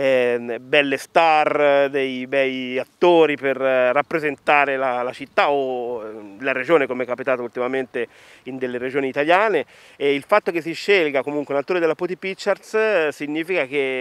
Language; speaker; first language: Italian; native; Italian